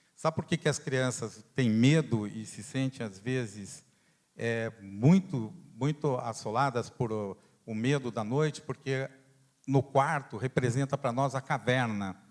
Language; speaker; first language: Portuguese; non-native, fluent; Italian